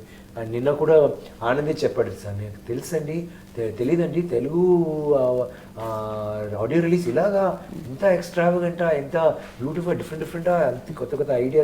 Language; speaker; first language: Telugu; non-native, learner; Tamil